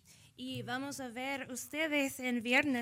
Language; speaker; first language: Spanish; early bilingual, heritage; English